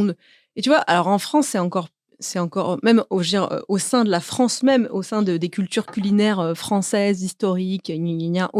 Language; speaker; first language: French; native; French